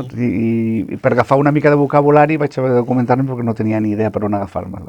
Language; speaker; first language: Catalan; native; Catalan